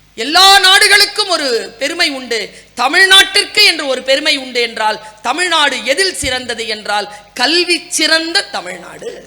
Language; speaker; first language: Tamil; non-native, local second language; Urdu